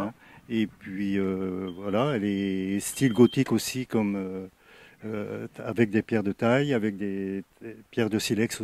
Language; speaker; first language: French; native; French